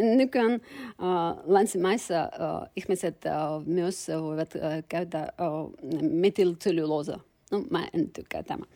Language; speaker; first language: Finnish; non-native, learner; Russian